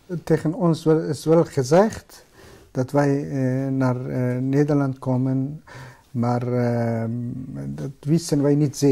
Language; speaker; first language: Dutch; non-native, fluent; Persian